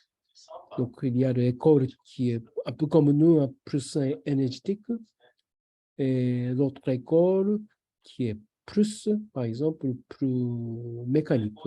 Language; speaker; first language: French; non-native, fluent; Japanese